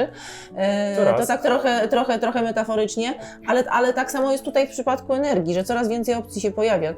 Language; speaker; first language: Polish; native; Polish